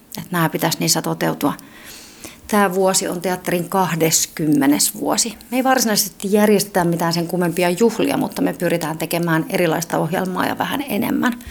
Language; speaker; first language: Finnish; native; Finnish